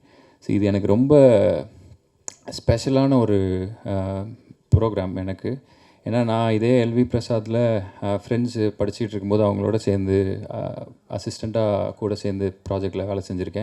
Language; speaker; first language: Tamil; native; Tamil